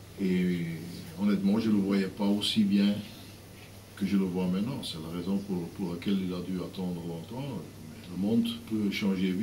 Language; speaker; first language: French; non-native, fluent; Dutch